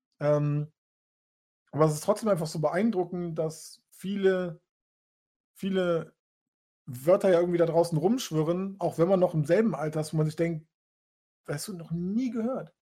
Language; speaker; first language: German; native; German